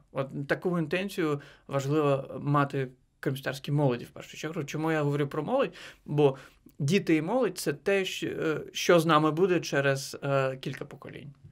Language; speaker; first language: Ukrainian; non-native, local second language; Crimean Tatar